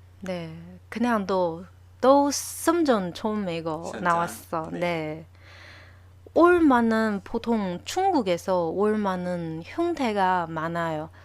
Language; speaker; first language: Korean; non-native, learner; Chinese